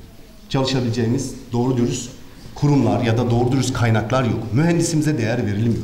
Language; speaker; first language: Turkish; native; Turkish